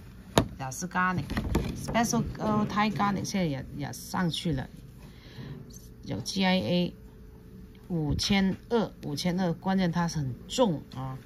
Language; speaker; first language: Chinese; non-native, local second language; Cantonese